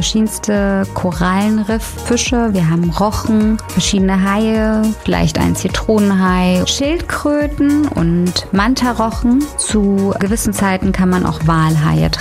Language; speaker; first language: German; native; German